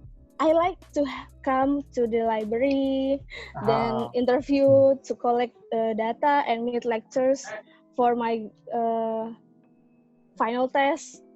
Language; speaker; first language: English; non-native, learner; Indonesian